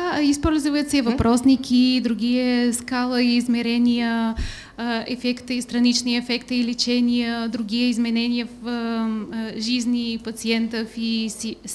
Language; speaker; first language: Russian; non-native, learner; Bulgarian